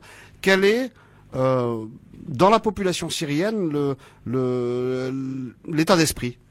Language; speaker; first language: French; native; French